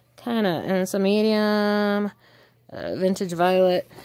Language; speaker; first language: English; native; English